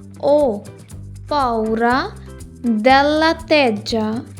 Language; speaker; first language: Italian; non-native, learner; Hindi